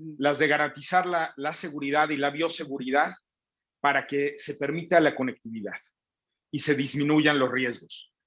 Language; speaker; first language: Spanish; native; Spanish